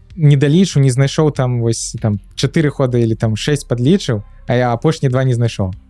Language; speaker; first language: Belarusian; native; Belarusian